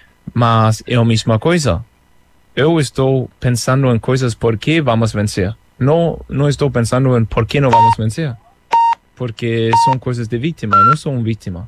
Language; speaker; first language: Portuguese; non-native, fluent; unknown